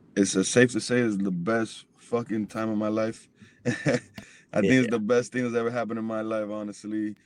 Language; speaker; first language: English; early bilingual, other home language; Spanish